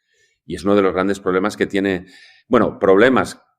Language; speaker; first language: Spanish; native; Spanish